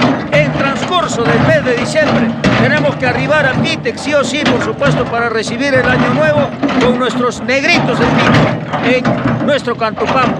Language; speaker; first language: Spanish; native; Spanish